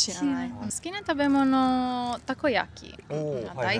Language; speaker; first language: Japanese; non-native, learner; Italian